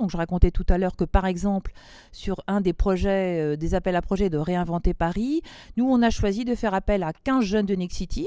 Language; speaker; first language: French; native; French